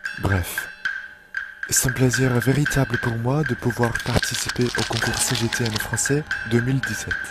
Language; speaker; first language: French; non-native, fluent; Chinese